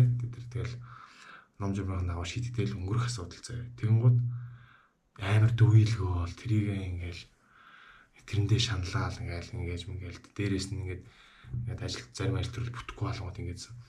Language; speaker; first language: Mongolian; native; Mongolian